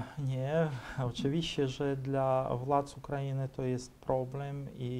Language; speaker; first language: Polish; non-native, fluent; Ukrainian